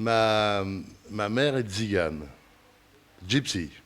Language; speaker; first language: French; early bilingual, other home language; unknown